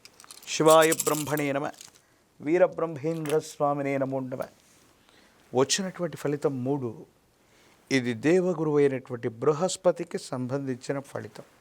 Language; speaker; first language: Telugu; native; Telugu